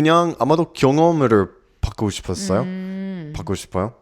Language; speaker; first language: Korean; non-native, learner; English